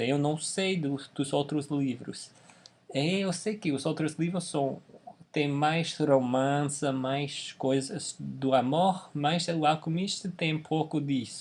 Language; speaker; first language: Portuguese; non-native, fluent; English